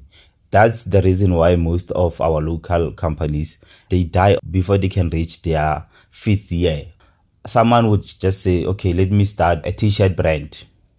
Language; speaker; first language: English; non-native, local second language; Tswana